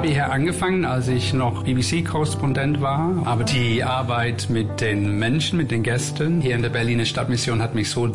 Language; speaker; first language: German; non-native, fluent; English